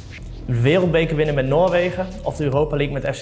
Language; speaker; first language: Dutch; native; Dutch